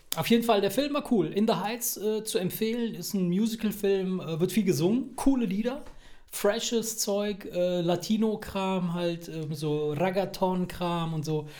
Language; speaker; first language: German; early bilingual, other home language; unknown